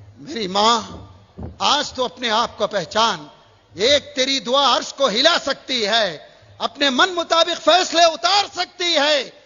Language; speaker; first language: Urdu; native; Urdu